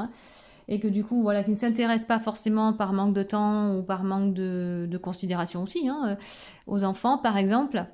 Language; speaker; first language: French; native; French